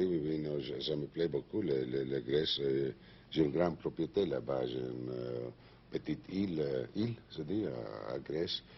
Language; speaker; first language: French; non-native, learner; Spanish